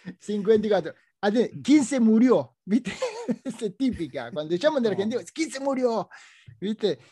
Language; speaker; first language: Spanish; native; Spanish